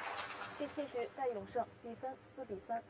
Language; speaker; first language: Chinese; native; Chinese